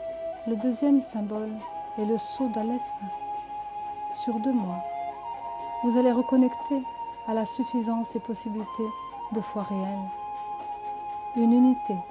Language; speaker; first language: French; native; French